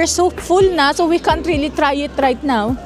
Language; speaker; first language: English; non-native, local second language; Filipino